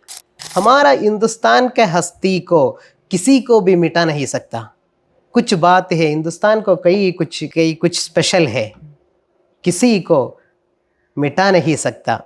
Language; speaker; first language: Hindi; non-native, local second language; Malayalam